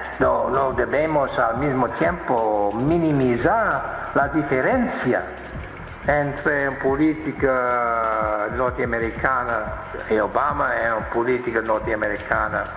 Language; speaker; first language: Spanish; non-native, fluent; English